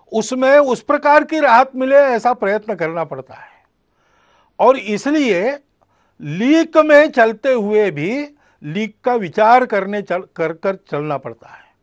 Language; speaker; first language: Hindi; non-native, local second language; Marathi